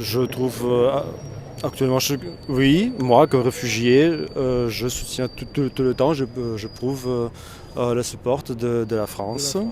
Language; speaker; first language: French; non-native, fluent; Russian